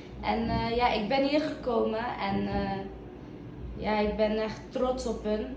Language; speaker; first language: Dutch; early bilingual, other home language; Turkish